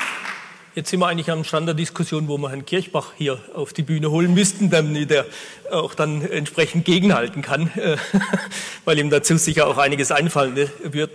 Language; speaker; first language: German; native; German